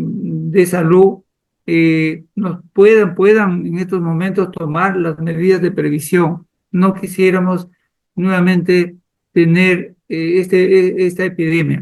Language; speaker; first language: Spanish; native; Spanish